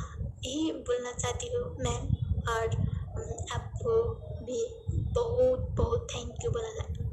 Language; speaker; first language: Hindi; non-native, learner; Nepali